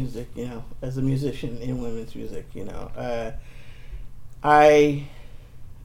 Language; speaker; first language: English; native; English